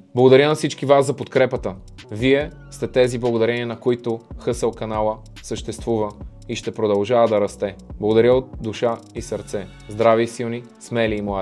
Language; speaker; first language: Bulgarian; native; Bulgarian